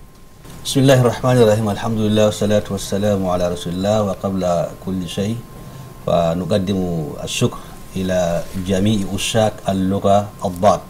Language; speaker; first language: Arabic; non-native, fluent; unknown